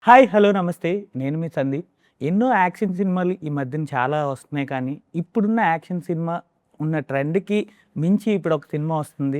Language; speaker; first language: Telugu; native; Telugu